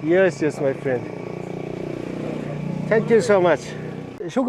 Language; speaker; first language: English; non-native, learner; Mongolian